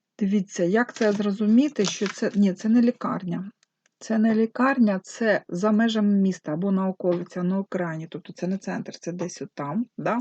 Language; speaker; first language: Ukrainian; non-native, local second language; Russian